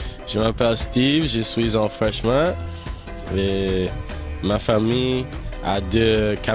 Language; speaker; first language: French; early bilingual, heritage; French